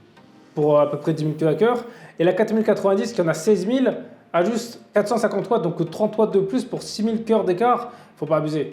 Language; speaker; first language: French; native; French